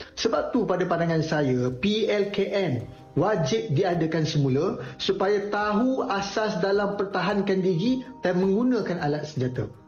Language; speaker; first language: Malay; native; Malay